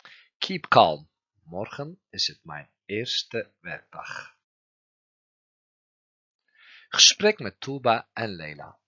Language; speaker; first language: Dutch; non-native, fluent; Turkish